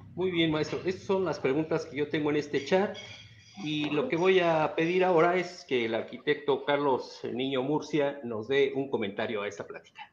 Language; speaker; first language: Spanish; native; Spanish